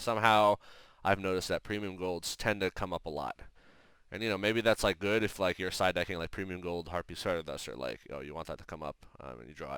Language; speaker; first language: English; native; English